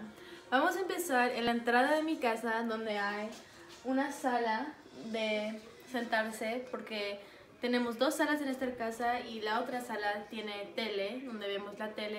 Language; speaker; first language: Spanish; early bilingual, heritage; Spanish